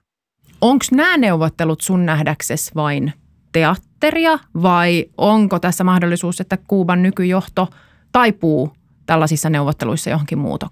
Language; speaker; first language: Finnish; native; Finnish